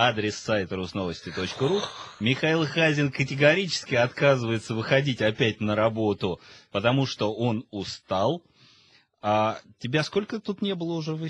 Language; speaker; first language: Russian; native; Russian